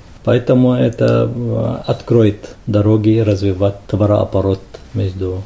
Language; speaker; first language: Russian; non-native, fluent; Arabic